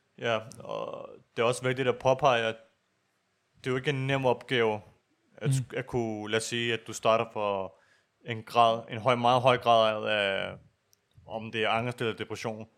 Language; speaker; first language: Danish; early bilingual, other home language; Urdu